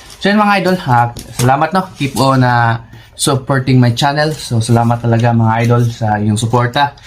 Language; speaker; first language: Filipino; non-native, local second language; Cebuano